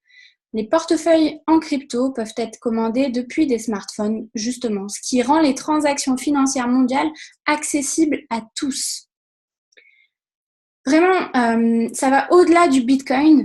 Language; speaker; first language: French; native; French